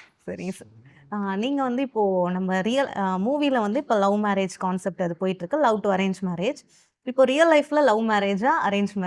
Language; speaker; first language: Tamil; native; Tamil